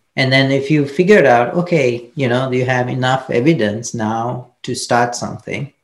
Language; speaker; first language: English; non-native, local second language; Sinhala